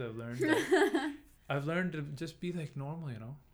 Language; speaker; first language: English; non-native, local second language; Punjabi